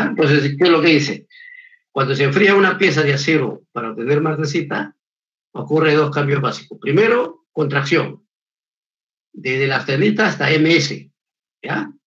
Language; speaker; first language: Spanish; native; Spanish